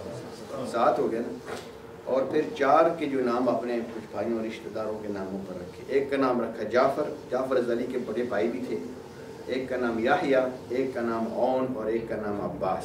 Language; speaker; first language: Urdu; native; Urdu